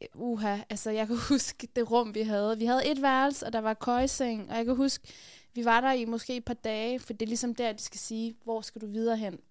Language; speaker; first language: Danish; early bilingual, other home language; Persian